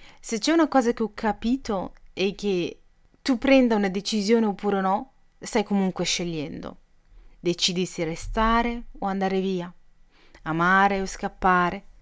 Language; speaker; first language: Italian; native; Italian